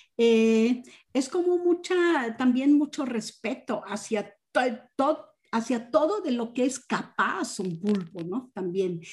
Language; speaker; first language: Spanish; non-native, fluent; German